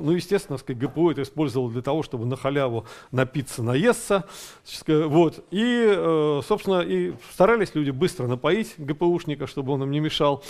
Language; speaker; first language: Russian; native; Russian